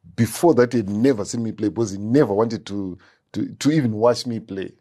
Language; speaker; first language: English; non-native, local second language; Shona